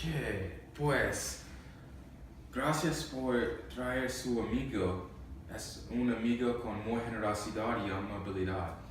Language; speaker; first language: Spanish; non-native, learner; English